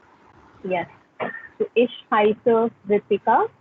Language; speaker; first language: German; non-native, learner; Hindi